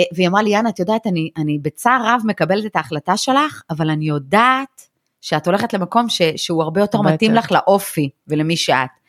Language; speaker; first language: Hebrew; early bilingual, other home language; Russian